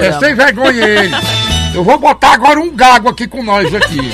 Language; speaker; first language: Portuguese; native; Portuguese